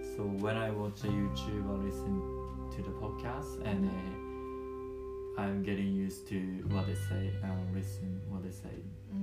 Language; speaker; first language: English; non-native, learner; Japanese